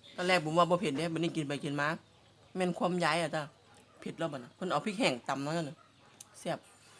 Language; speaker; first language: Thai; native; Thai